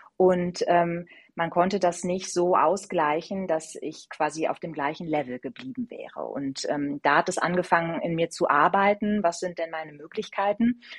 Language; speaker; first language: German; native; German